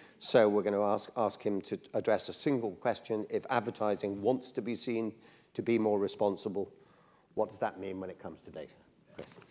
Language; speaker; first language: English; native; English